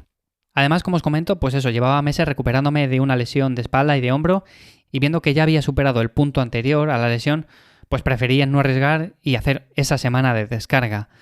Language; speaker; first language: Spanish; native; Spanish